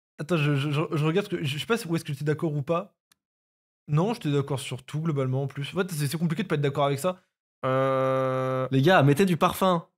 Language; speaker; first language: French; native; French